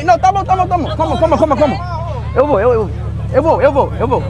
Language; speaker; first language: Portuguese; non-native, learner; English